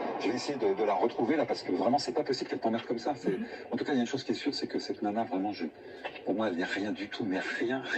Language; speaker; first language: French; native; French